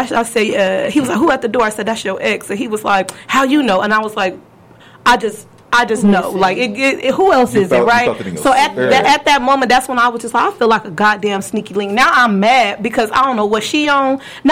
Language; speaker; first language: English; native; English